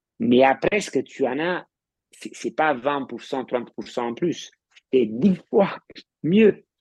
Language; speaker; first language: French; non-native, fluent; Italian